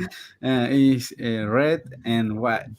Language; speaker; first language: English; non-native, learner; Spanish